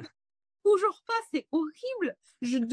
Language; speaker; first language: French; non-native, fluent; English